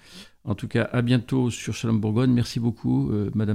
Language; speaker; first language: French; native; French